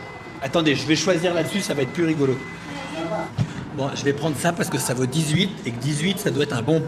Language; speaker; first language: French; native; French